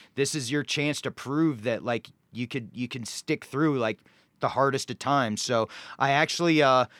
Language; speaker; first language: English; native; English